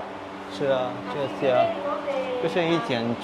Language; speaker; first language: Chinese; non-native, fluent; Vietnamese